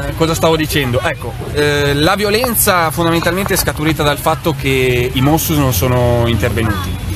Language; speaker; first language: Italian; non-native, fluent; Catalan